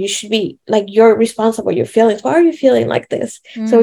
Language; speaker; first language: English; native; English